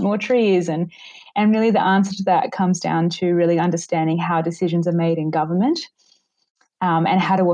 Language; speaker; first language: English; native; English